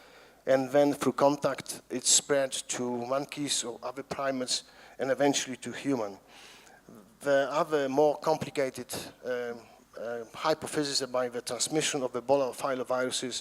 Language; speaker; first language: English; non-native, fluent; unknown